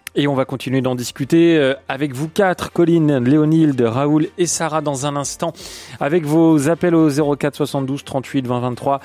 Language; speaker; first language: French; native; French